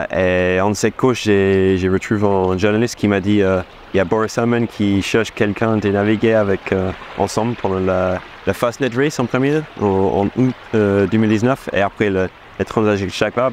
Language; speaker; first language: French; non-native, fluent; English